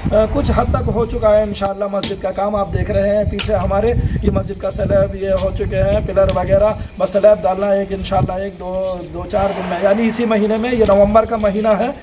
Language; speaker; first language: Urdu; native; Urdu